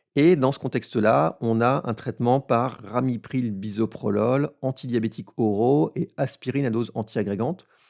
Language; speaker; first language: French; native; French